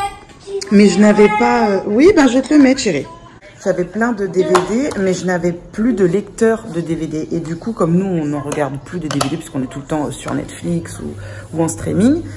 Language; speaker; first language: French; native; French